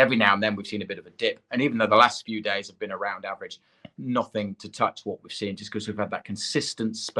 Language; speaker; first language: English; native; English